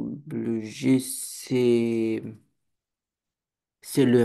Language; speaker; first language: French; non-native, learner; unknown